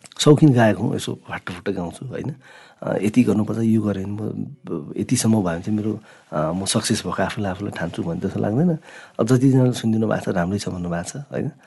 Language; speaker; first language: Nepali; non-native, local second language; Sherpa